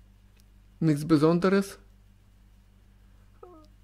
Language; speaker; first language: German; non-native, fluent; Russian